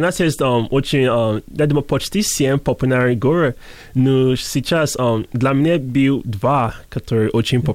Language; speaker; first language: Russian; non-native, learner; English